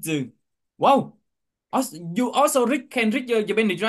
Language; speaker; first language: English; non-native, learner; Vietnamese